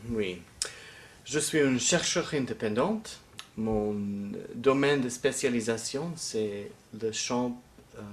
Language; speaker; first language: French; non-native, fluent; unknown